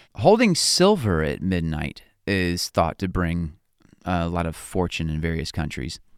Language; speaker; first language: English; native; English